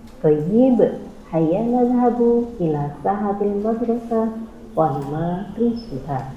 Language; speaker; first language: Arabic; non-native, learner; Indonesian